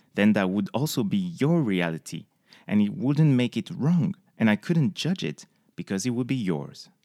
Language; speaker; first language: English; non-native, fluent; French